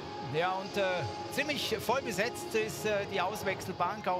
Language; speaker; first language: German; native; German